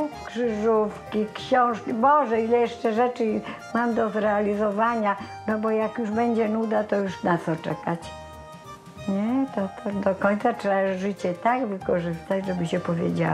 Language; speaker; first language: Polish; native; Polish